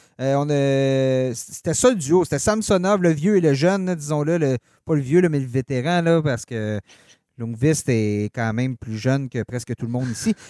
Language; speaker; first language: French; native; French